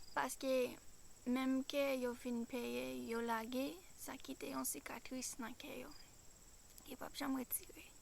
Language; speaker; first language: Haitian Creole; non-native, fluent; English